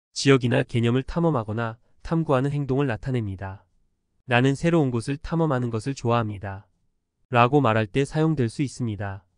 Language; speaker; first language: Korean; native; Korean